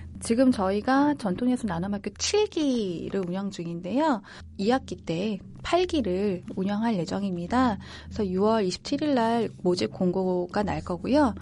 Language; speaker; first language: Korean; native; Korean